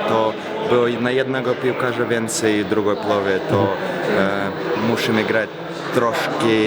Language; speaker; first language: Polish; non-native, learner; Belarusian